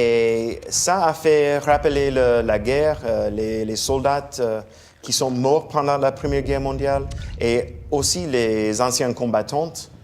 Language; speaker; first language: French; non-native, fluent; English